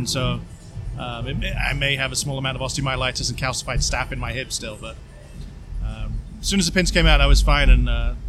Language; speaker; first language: English; native; English